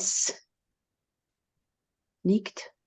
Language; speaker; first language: German; non-native, learner; English